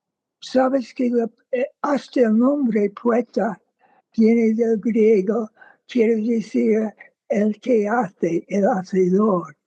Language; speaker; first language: Spanish; non-native, fluent; English